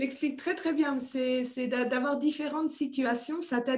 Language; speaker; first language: French; native; French